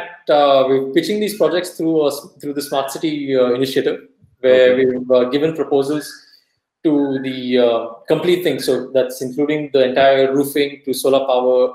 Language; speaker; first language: English; non-native, local second language; Kannada